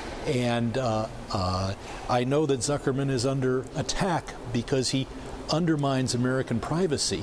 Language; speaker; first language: English; native; English